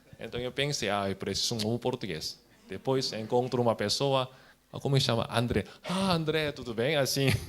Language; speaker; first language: Portuguese; non-native, fluent; Korean